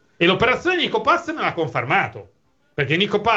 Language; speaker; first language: Italian; native; Italian